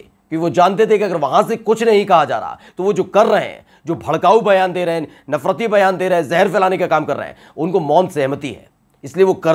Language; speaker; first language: Hindi; native; Hindi